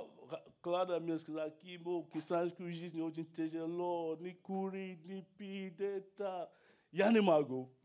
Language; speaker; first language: German; non-native, learner; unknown